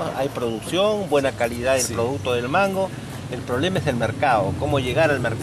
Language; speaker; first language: Spanish; native; Spanish